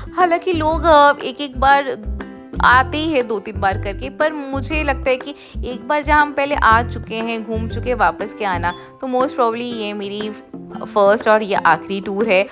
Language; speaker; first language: Hindi; non-native, local second language; Bangla